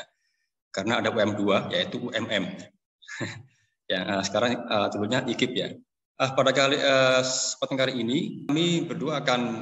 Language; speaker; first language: Indonesian; native; Indonesian